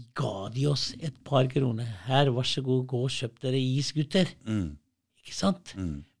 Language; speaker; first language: Norwegian; early bilingual, other home language; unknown